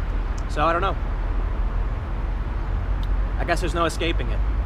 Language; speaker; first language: English; native; English